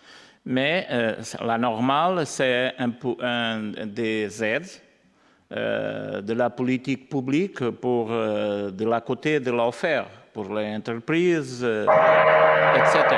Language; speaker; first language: French; non-native, learner; Portuguese